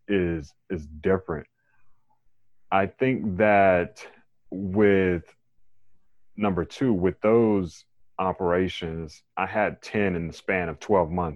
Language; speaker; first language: English; native; English